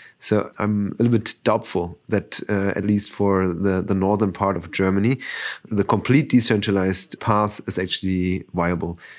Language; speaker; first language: English; non-native, fluent; German